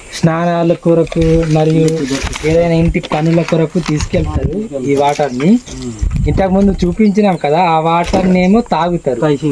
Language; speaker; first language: Telugu; native; Telugu